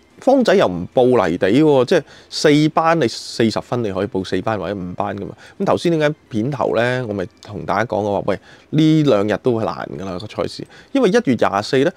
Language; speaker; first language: Chinese; non-native, local second language; Cantonese